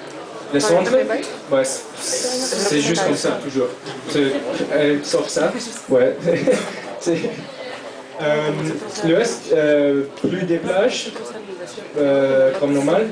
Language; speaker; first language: French; non-native, fluent; English